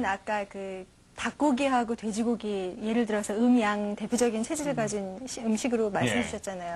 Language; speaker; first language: Korean; native; Korean